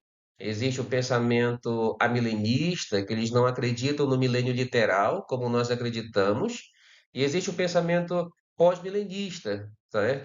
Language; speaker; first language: Portuguese; native; Portuguese